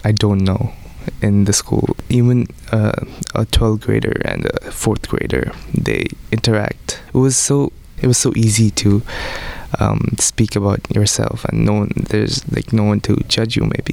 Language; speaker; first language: English; non-native, local second language; Odia